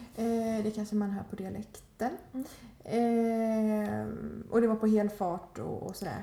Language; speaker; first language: Swedish; early bilingual, other home language; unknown